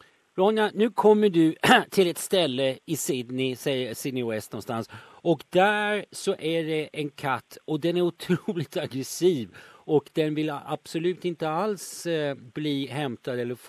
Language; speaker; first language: Swedish; native; Swedish